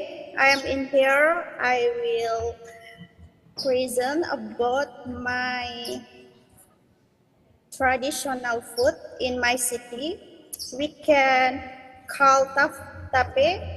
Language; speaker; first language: English; non-native, learner; Indonesian